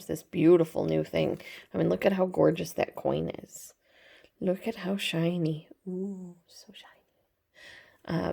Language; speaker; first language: English; native; English